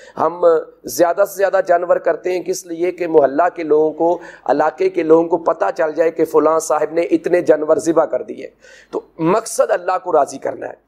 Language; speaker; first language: Urdu; non-native, local second language; Punjabi